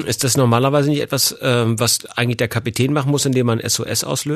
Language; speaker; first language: German; native; German